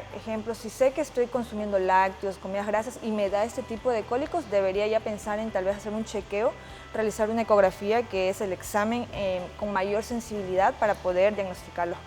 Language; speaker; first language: Spanish; native; Spanish